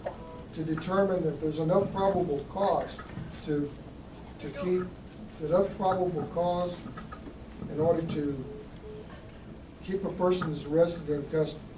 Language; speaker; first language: English; native; English